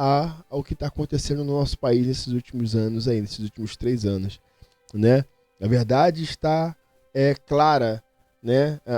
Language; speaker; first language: Portuguese; native; Portuguese